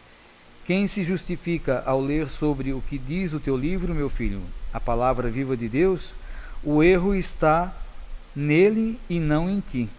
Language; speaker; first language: Portuguese; native; Portuguese